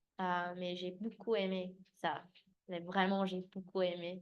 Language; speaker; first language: French; early bilingual, heritage; English